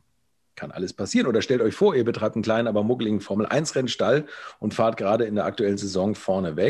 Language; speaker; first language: German; native; German